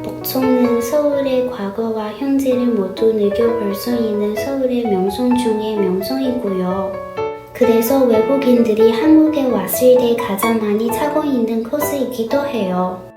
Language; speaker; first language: Korean; non-native, fluent; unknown